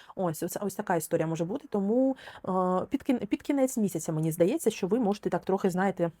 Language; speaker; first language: Ukrainian; non-native, local second language; Russian